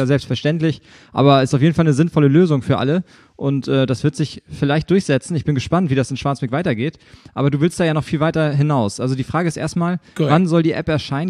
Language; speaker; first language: German; native; German